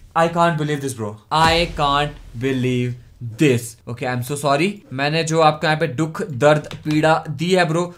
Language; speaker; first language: Hindi; native; Hindi